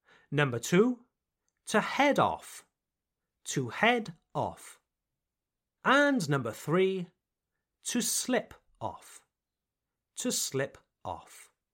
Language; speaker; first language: English; native; English